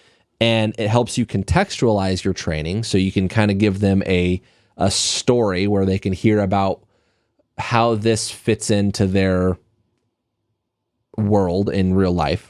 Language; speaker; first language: English; native; English